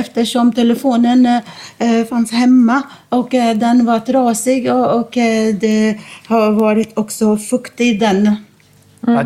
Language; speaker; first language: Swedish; non-native, fluent; Arabic